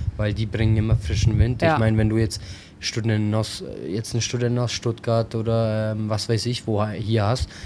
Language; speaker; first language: German; early bilingual, other home language; Albanian